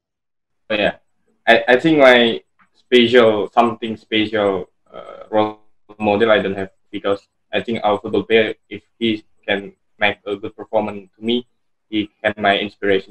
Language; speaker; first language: English; non-native, learner; Indonesian